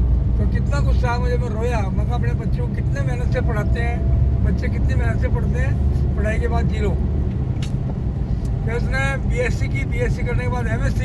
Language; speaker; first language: Hindi; native; Hindi